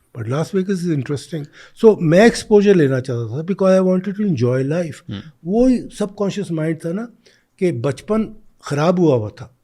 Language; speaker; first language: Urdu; non-native, local second language; Punjabi